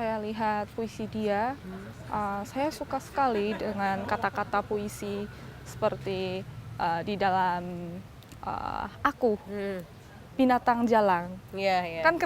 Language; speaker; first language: Indonesian; non-native, learner; Korean